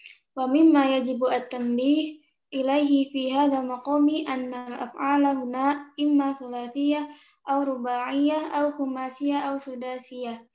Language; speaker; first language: Arabic; non-native, learner; Indonesian